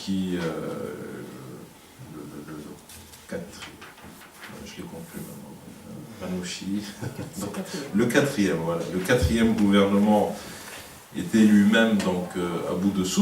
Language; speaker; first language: French; non-native, local second language; Arabic